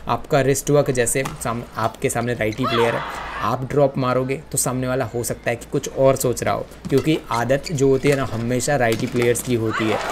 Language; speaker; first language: Hindi; non-native, local second language; Gujarati